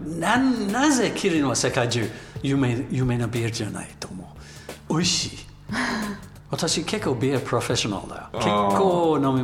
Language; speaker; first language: Japanese; non-native, learner; English